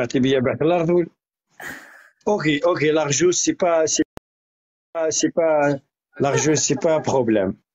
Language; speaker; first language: French; non-native, learner; Arabic